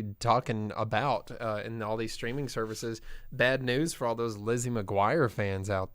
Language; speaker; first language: English; native; English